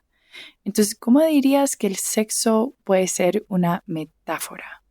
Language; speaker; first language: Spanish; early bilingual, heritage; English